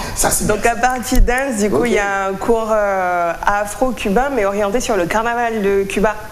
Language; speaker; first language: French; native; French